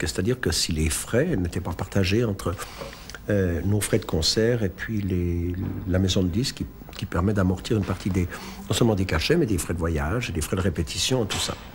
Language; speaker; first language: French; native; French